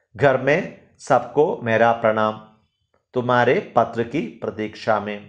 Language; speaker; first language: Hindi; non-native, local second language; Malayalam